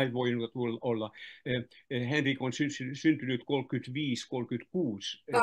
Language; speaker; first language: Finnish; non-native, fluent; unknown